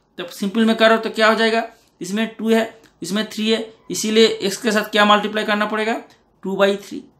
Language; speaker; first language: Hindi; non-native, local second language; Bangla